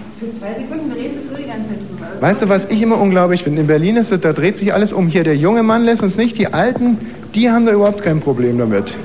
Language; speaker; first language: German; native; German